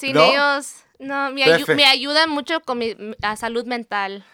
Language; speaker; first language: Spanish; early bilingual, heritage; Spanish